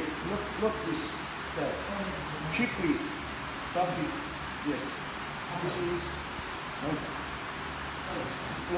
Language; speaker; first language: English; non-native, learner; Japanese